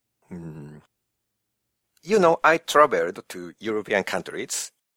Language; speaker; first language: English; non-native, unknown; Japanese